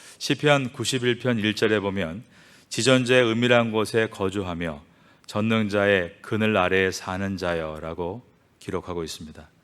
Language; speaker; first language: Korean; native; Korean